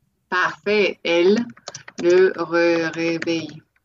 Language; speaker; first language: French; native; French